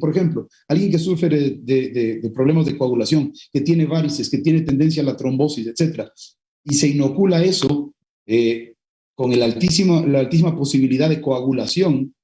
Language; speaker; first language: Spanish; native; Spanish